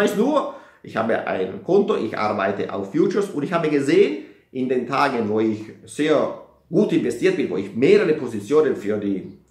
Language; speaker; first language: German; non-native, fluent; Italian